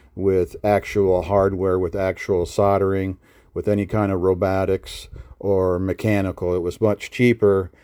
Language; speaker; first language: English; native; English